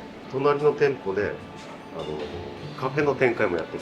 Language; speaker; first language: Japanese; native; Japanese